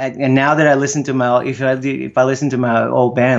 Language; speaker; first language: English; non-native, fluent; Spanish